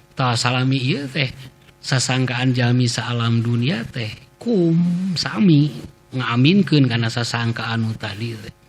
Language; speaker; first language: Sundanese; native; Sundanese